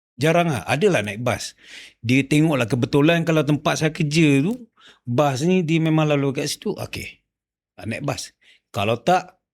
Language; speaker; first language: Malay; native; Malay